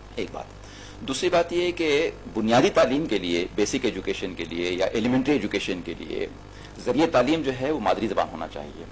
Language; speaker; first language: Urdu; native; Urdu